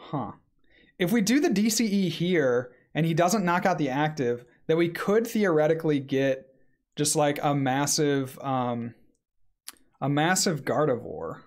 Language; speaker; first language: English; native; English